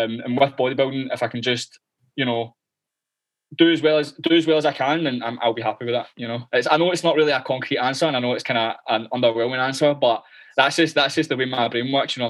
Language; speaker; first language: English; native; English